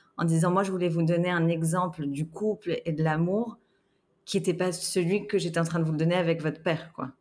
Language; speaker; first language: French; native; French